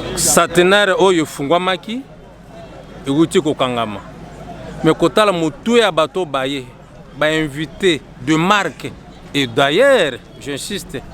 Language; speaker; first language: Lingala; native; Lingala